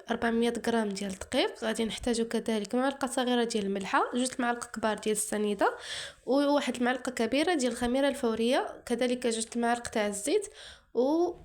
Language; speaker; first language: Arabic; native; Arabic